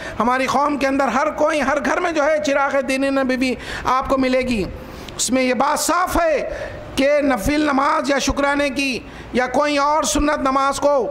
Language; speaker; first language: Urdu; native; Urdu